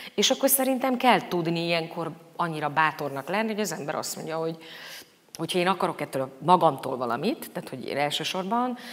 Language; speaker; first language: Hungarian; native; Hungarian